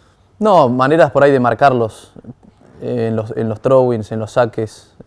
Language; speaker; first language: Spanish; native; Spanish